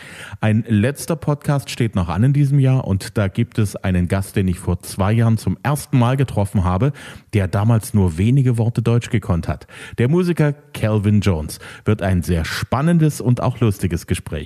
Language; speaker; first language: German; native; German